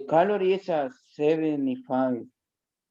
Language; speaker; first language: English; non-native, learner; Spanish